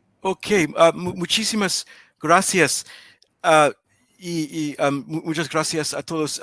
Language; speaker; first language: Spanish; non-native, learner; English